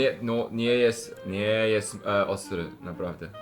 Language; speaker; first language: Polish; non-native, learner; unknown